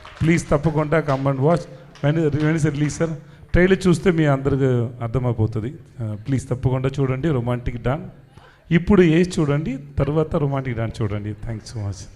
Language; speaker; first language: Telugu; non-native, learner; Tamil